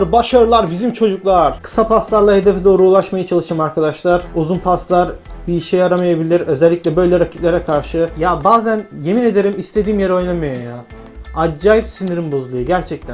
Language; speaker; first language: Turkish; native; Turkish